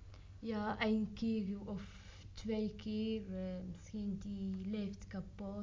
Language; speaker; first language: Dutch; non-native, learner; Arabic